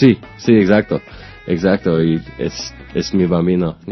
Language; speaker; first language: Spanish; non-native, learner; English